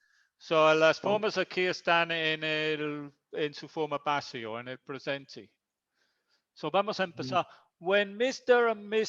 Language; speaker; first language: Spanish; non-native, fluent; English